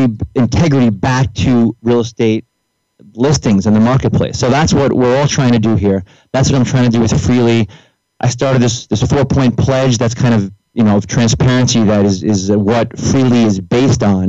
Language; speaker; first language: English; native; English